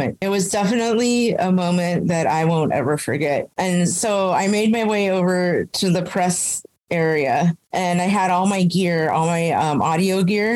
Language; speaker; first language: English; native; English